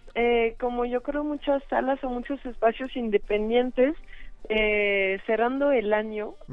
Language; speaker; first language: Spanish; non-native, fluent; French